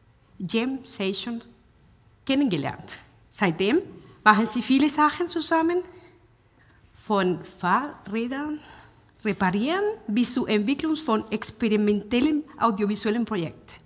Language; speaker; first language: German; non-native, fluent; Spanish